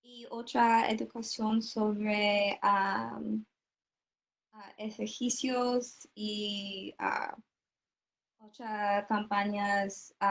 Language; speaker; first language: Spanish; non-native, learner; English